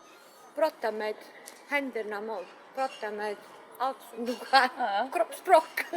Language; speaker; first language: Swedish; non-native, learner; Serbian